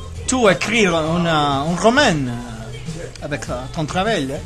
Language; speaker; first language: French; non-native, learner; Spanish